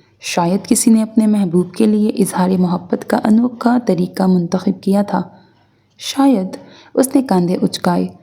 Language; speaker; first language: Urdu; native; Urdu